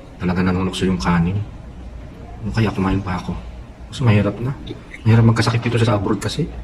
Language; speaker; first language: Filipino; non-native, local second language; Pampanga